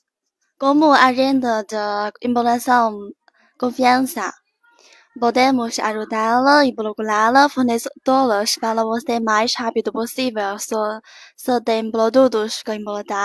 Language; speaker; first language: Spanish; non-native, learner; Chinese